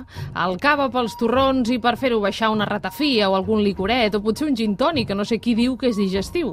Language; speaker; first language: Catalan; native; Catalan